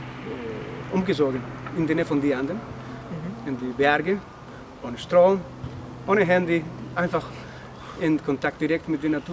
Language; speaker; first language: German; non-native, learner; Spanish